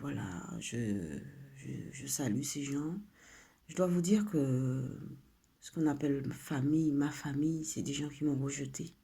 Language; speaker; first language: French; native; French